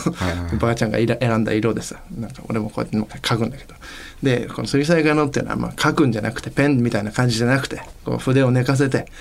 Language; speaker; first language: Japanese; native; Japanese